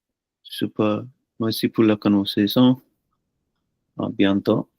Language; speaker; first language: French; non-native, learner; Hindi